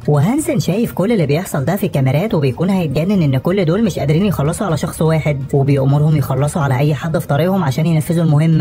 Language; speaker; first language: Arabic; native; Arabic